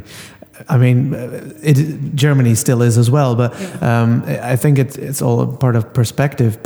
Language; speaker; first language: English; non-native, fluent; German